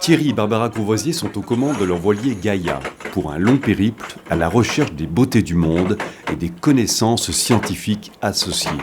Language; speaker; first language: French; native; French